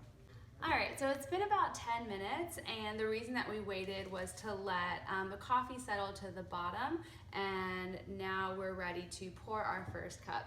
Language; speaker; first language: English; early bilingual, other home language; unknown